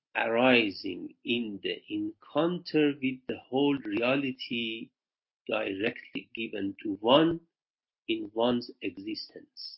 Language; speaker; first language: English; non-native, fluent; Persian